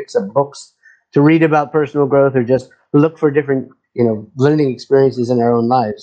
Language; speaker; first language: English; native; English